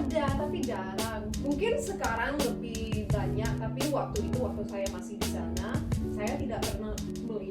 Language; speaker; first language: Indonesian; non-native, fluent; English